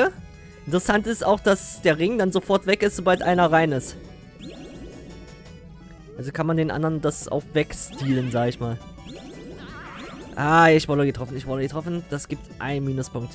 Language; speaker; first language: German; native; German